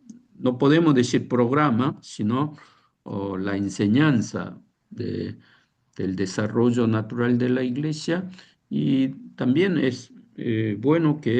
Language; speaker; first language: Spanish; non-native, fluent; Korean